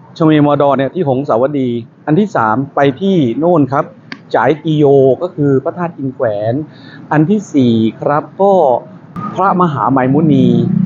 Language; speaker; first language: Thai; native; Thai